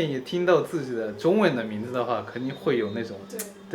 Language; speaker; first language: Chinese; non-native, fluent; Japanese